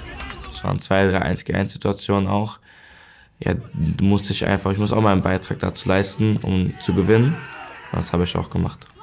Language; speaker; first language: German; native; German